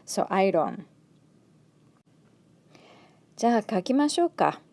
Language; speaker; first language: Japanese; non-native, fluent; English